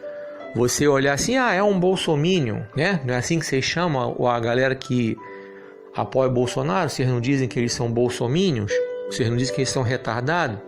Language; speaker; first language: Portuguese; native; Portuguese